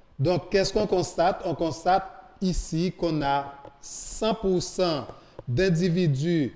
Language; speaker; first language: French; non-native, local second language; Haitian Creole